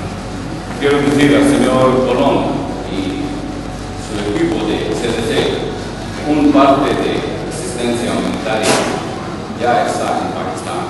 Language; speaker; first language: Spanish; non-native, fluent; Urdu